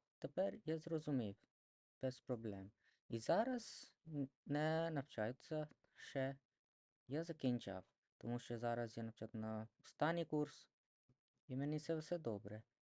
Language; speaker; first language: Ukrainian; non-native, learner; Odia